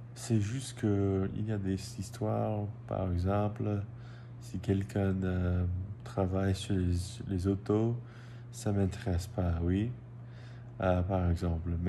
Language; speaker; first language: French; non-native, learner; English